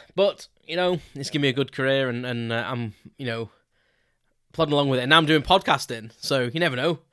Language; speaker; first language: English; native; English